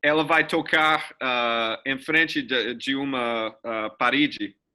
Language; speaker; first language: Portuguese; non-native, learner; English